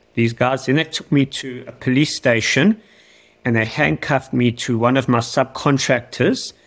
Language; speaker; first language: English; native; English